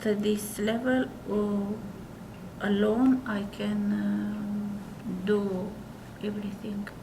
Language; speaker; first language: English; non-native, learner; Russian